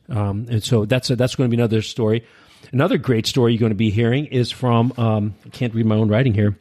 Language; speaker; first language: English; early bilingual, other home language; Urdu